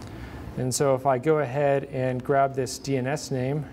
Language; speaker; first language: English; native; English